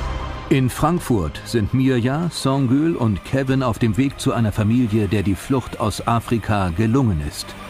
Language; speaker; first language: German; native; German